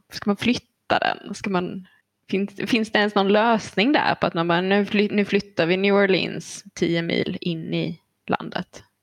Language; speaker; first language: Swedish; native; Swedish